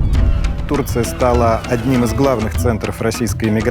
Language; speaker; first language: Russian; native; Russian